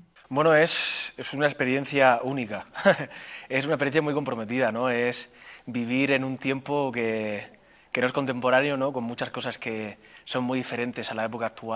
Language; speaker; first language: Spanish; native; Spanish